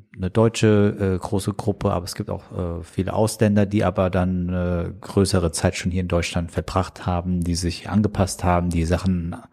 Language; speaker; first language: German; native; German